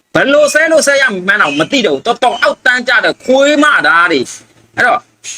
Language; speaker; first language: Burmese; native; Burmese